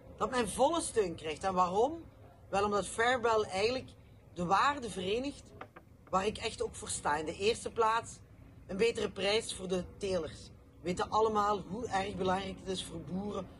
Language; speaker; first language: Dutch; native; Dutch